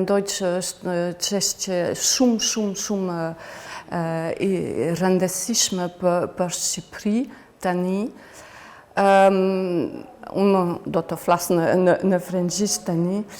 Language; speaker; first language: Albanian; non-native, learner; French